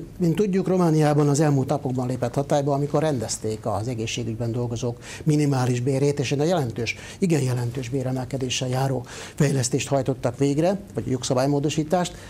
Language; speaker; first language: Hungarian; native; Hungarian